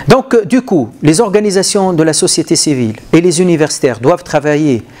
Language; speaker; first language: French; non-native, local second language; Arabic